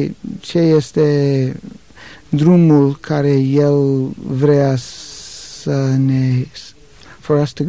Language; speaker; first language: Romanian; non-native, learner; English